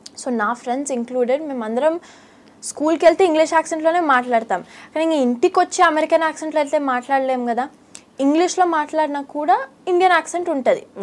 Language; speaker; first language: Telugu; early bilingual, heritage; Telugu